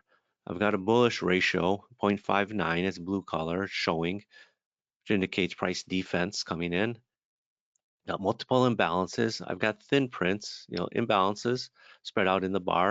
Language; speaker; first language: English; native; English